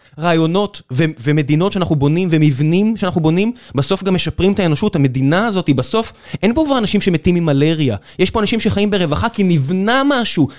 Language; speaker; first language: Hebrew; native; Hebrew